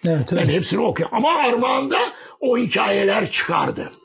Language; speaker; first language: Turkish; native; Turkish